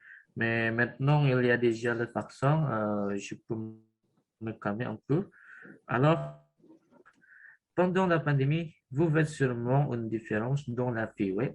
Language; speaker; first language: French; non-native, learner; Indonesian